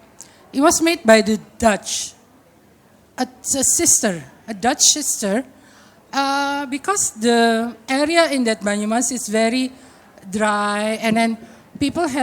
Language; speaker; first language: English; non-native, fluent; Indonesian